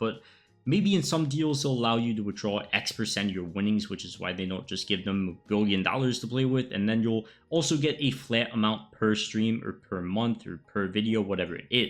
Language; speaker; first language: English; native; English